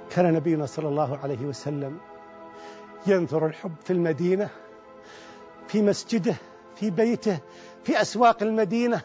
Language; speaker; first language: Arabic; native; Arabic